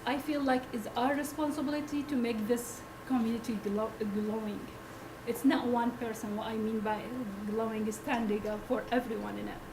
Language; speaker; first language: English; non-native, learner; Arabic